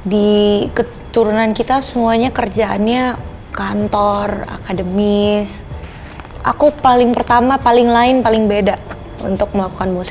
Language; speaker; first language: Indonesian; native; Indonesian